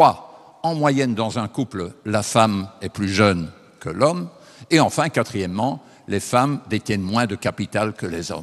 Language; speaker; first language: French; native; French